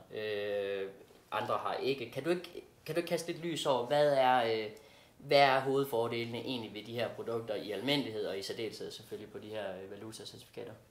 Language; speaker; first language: Danish; native; Danish